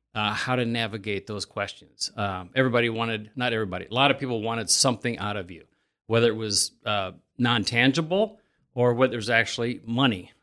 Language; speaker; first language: English; native; English